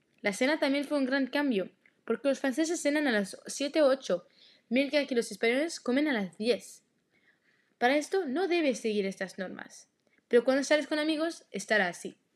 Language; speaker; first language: Spanish; non-native, learner; French